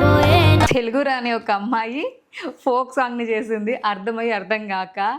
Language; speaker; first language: Telugu; native; Telugu